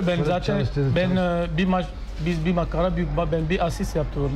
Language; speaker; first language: Turkish; non-native, learner; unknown